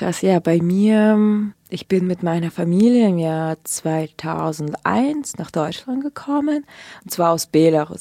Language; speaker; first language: German; early bilingual, other home language; Russian